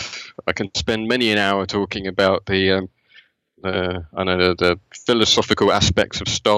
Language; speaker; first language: English; native; English